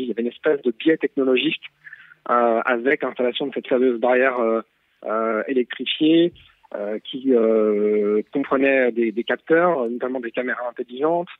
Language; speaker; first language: French; native; French